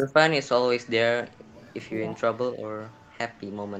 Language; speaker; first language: English; non-native, learner; Indonesian